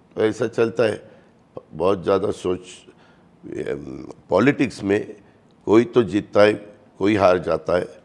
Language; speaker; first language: Hindi; non-native, local second language; Marathi